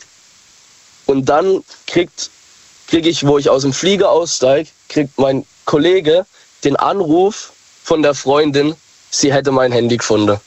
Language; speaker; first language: German; native; German